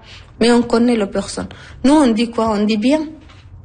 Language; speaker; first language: French; non-native, learner; Arabic